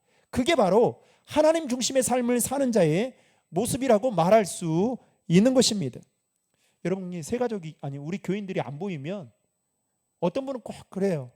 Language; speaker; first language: Korean; native; Korean